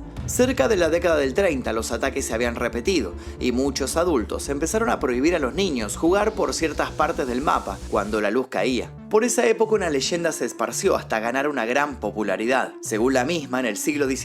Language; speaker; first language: Spanish; native; Spanish